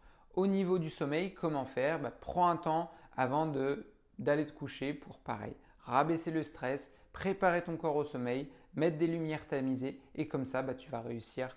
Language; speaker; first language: French; native; French